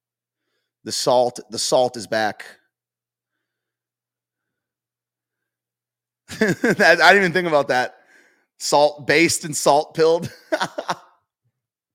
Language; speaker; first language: English; native; English